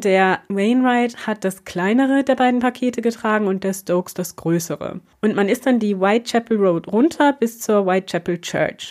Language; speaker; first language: German; native; German